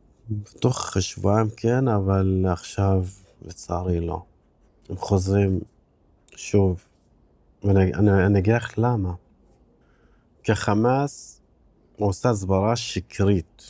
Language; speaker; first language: Hebrew; non-native, local second language; Arabic